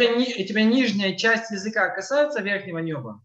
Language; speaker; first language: Russian; native; Russian